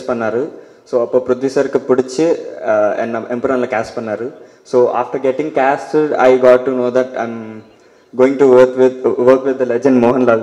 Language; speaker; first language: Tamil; non-native, learner; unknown